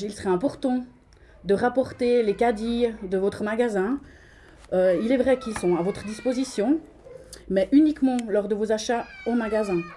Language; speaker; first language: French; native; French